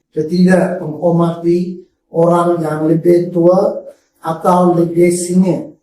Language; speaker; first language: Malay; non-native, local second language; Chinese